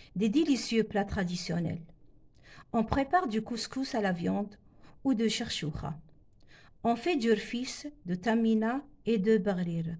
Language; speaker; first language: French; non-native, local second language; Arabic